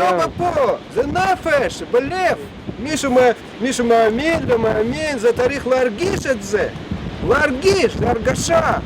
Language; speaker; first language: Hebrew; non-native, fluent; Russian